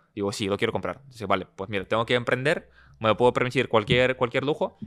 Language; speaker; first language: Spanish; early bilingual, other home language; Russian